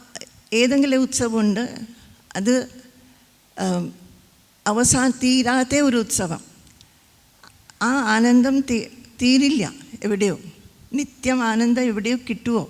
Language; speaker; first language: Malayalam; non-native, fluent; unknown